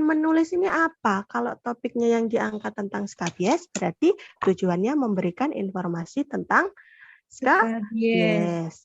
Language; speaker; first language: Indonesian; native; Indonesian